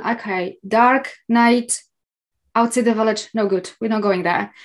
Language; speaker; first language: English; non-native, fluent; Polish